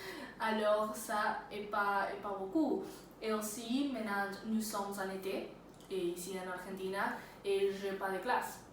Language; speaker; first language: French; non-native, learner; Spanish